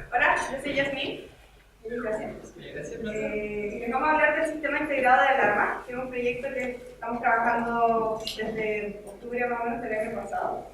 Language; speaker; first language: Spanish; native; Spanish